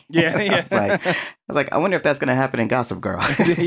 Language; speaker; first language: English; native; English